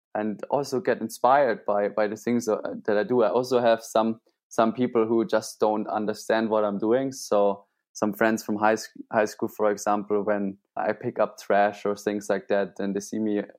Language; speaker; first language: English; non-native, fluent; German